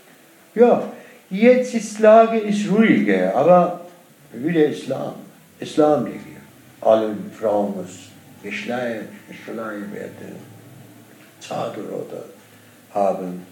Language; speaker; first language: German; non-native, learner; Persian